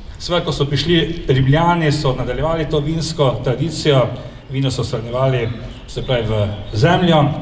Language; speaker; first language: Slovenian; native; Slovenian